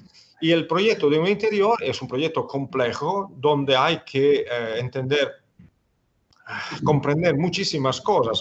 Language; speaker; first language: Spanish; non-native, fluent; Italian